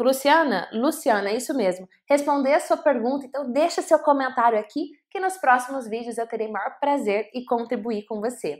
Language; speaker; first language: Portuguese; native; Portuguese